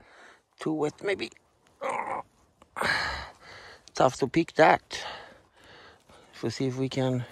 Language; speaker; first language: English; non-native, learner; Swedish